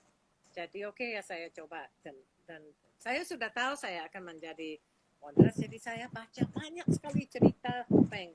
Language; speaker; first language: Indonesian; non-native, fluent; English